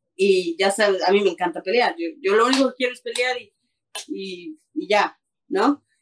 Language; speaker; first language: Spanish; native; Spanish